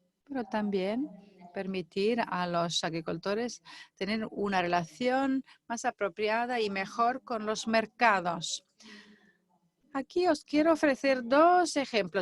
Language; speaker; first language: Spanish; non-native, fluent; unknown